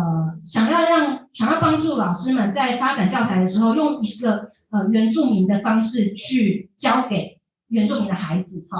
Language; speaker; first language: Chinese; native; Chinese